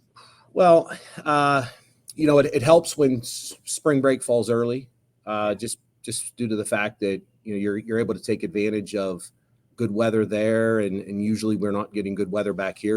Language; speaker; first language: English; native; English